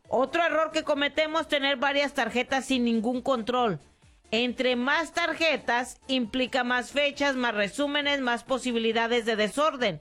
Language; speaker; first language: Spanish; native; Spanish